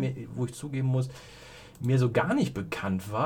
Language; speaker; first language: German; native; German